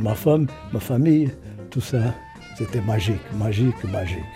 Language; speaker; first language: French; non-native, fluent; Portuguese